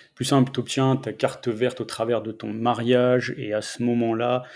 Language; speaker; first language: French; native; French